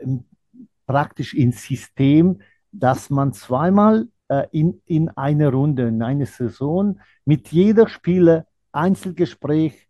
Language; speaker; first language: German; non-native, fluent; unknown